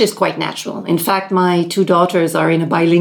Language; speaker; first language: English; non-native, local second language; French